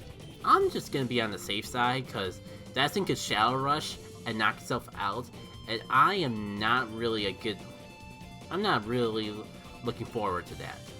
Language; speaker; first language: English; native; English